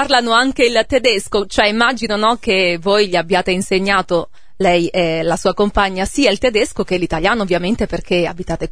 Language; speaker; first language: Italian; native; Italian